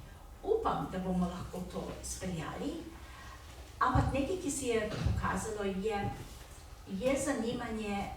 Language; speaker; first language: Slovenian; early bilingual, heritage; Slovenian